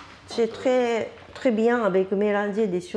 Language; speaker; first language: French; non-native, learner; Japanese